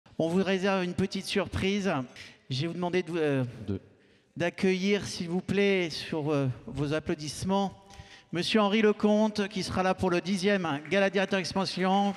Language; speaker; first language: French; native; French